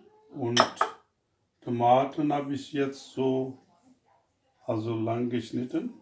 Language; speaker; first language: German; non-native, fluent; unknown